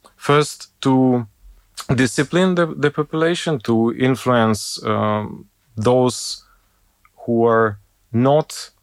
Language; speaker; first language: English; non-native, fluent; Ukrainian